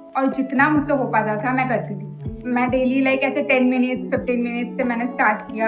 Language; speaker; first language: Hindi; non-native, local second language; Bangla